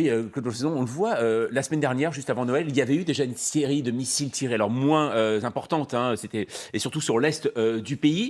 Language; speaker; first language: French; native; French